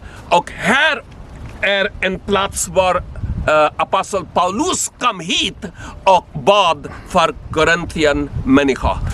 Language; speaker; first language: Swedish; non-native, learner; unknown